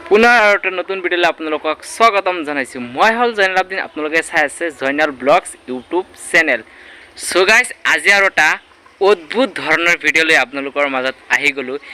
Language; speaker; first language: Assamese; non-native, local second language; Bangla